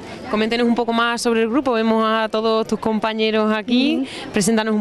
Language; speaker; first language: Spanish; native; Spanish